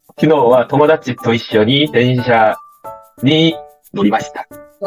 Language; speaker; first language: Japanese; non-native, learner; Korean